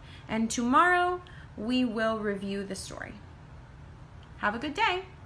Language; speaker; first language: English; native; English